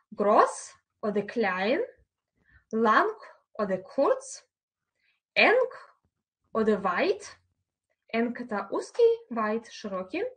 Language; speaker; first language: German; non-native, fluent; Russian